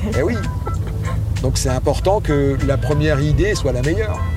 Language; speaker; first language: French; native; French